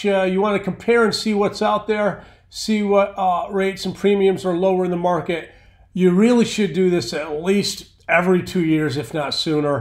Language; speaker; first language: English; native; English